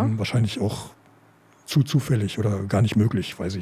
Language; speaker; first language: German; native; German